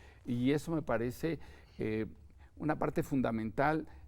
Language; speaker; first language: Spanish; native; Spanish